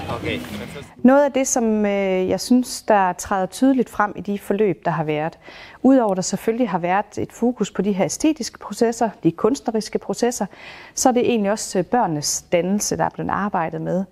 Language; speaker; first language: Danish; native; Danish